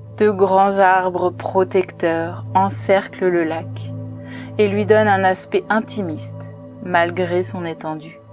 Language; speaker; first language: French; native; French